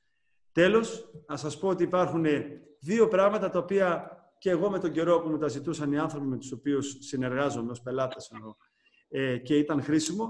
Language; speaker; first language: Greek; native; Greek